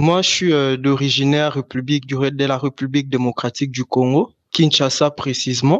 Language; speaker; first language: French; non-native, local second language; Lingala